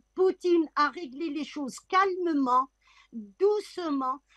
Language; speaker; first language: French; non-native, local second language; Arabic